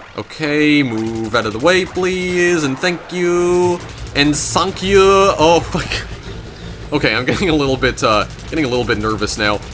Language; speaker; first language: English; native; English